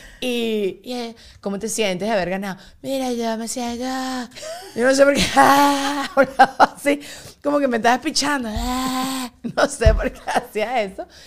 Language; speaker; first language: Spanish; native; Spanish